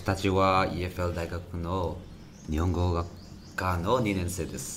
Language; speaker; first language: Japanese; non-native, learner; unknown